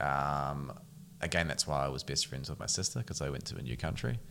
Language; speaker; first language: English; native; English